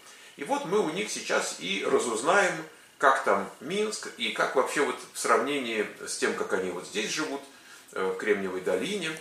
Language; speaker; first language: Russian; native; Russian